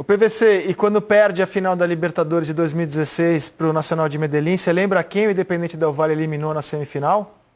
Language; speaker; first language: Portuguese; native; Portuguese